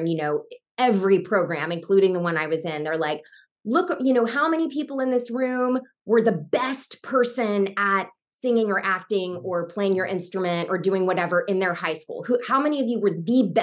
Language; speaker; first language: English; native; English